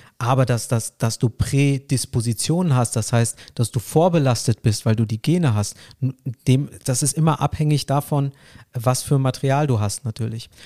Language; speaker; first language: German; early bilingual, other home language; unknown